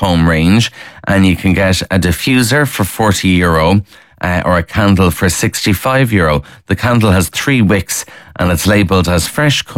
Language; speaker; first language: English; native; English